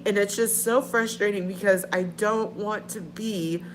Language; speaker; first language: English; native; English